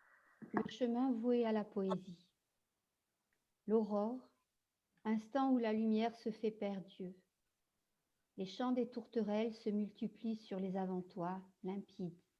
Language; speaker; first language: French; native; French